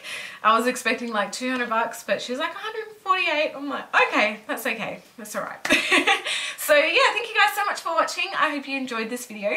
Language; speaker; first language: English; native; English